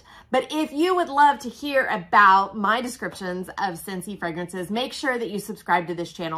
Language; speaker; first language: English; native; English